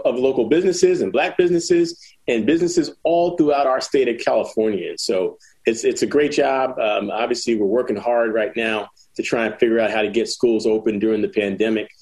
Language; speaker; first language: English; native; English